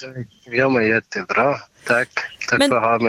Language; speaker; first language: Swedish; non-native, learner; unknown